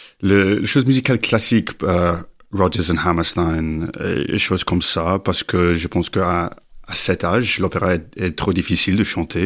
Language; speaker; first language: French; non-native, learner; English